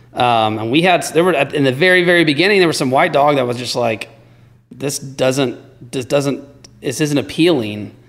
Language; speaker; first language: English; native; English